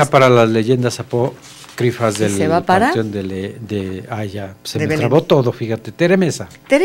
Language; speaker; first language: Spanish; native; Spanish